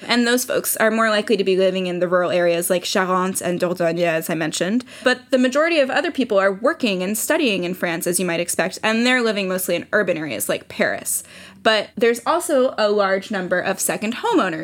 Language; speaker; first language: English; native; English